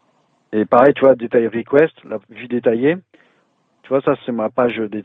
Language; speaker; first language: French; native; French